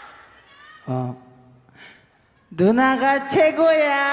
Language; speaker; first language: Japanese; non-native, learner; Korean